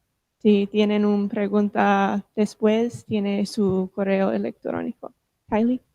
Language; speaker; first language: Spanish; non-native, fluent; English